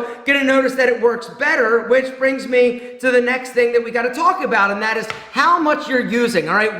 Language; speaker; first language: English; native; English